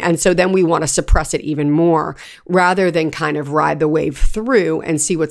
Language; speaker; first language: English; native; English